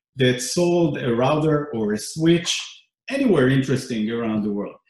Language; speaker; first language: English; non-native, fluent; Hebrew